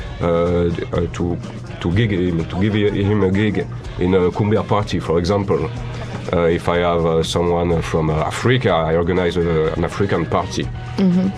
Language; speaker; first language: English; non-native, learner; French